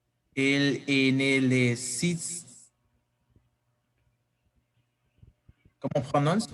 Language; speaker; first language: French; non-native, learner; Spanish